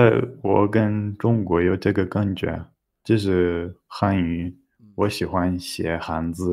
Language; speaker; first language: Chinese; non-native, learner; Portuguese